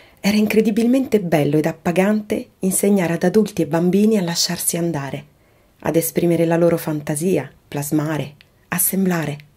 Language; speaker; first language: Italian; native; Italian